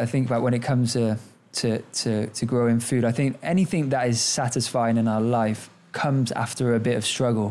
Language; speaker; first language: English; native; English